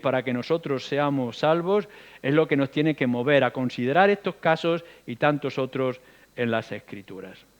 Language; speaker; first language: Spanish; native; Spanish